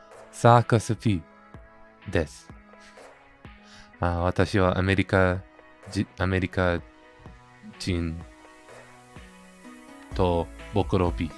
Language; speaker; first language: Japanese; non-native, learner; English